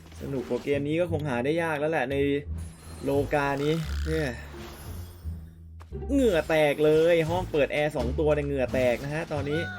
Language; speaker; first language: Thai; native; Thai